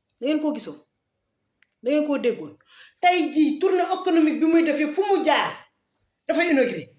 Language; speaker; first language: Wolof; non-native, local second language; Fula